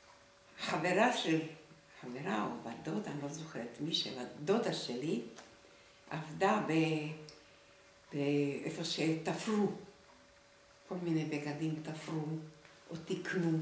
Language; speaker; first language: Hebrew; non-native, fluent; Hungarian